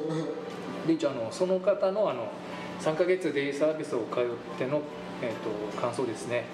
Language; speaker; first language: Japanese; native; Japanese